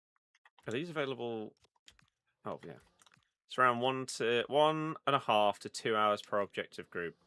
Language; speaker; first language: English; native; English